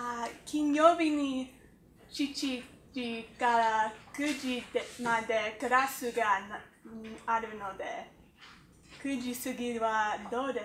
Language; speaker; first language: Japanese; non-native, learner; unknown